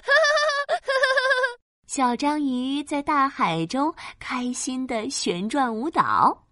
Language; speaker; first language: Chinese; native; Chinese